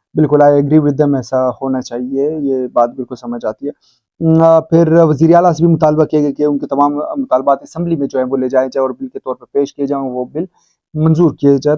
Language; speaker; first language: Urdu; non-native, local second language; Pashto